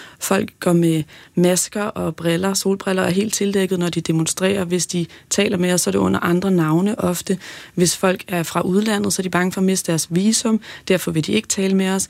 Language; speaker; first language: Danish; native; Danish